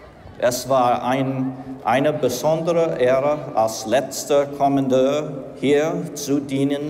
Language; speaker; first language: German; non-native, fluent; English